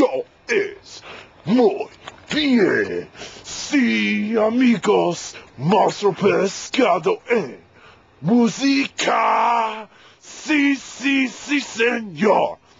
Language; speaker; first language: Spanish; non-native, learner; English